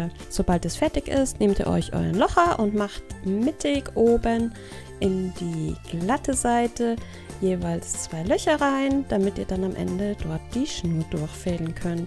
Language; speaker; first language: German; native; German